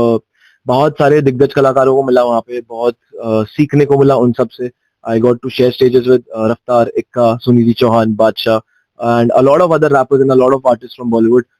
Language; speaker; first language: Hindi; non-native, local second language; Gujarati